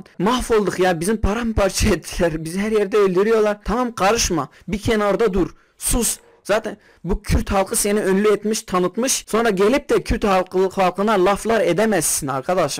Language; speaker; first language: Turkish; non-native, local second language; Kurdish